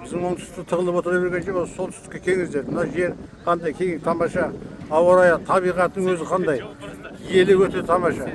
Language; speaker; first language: Kazakh; early bilingual, heritage; Kazakh